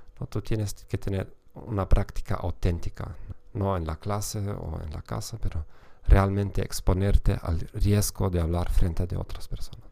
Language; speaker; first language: Spanish; non-native, fluent; German